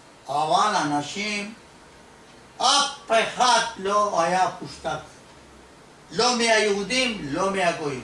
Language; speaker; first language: Hebrew; non-native, fluent; Ladino